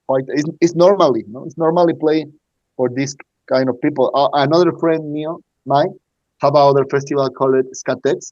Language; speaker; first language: English; non-native, learner; Spanish